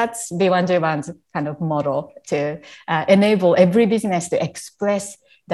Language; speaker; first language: English; non-native, fluent; Japanese